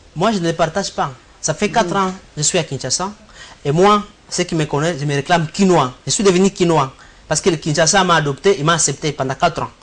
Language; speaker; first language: French; non-native, local second language; Swahili